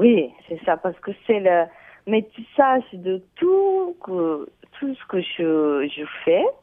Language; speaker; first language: French; non-native, fluent; Japanese